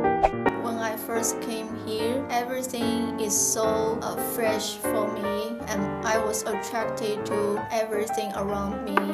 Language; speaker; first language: English; non-native, fluent; Chinese